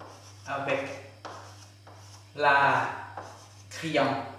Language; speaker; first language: French; non-native, learner; Thai